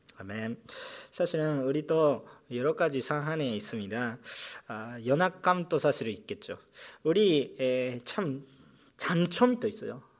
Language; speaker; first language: Korean; non-native, fluent; Japanese